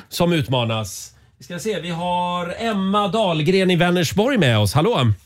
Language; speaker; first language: Swedish; native; Swedish